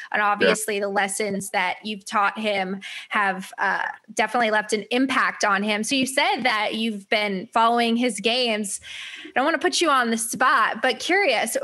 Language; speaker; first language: English; native; English